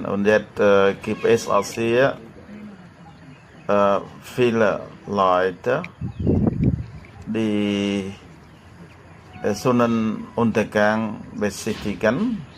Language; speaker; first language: German; non-native, learner; Khmer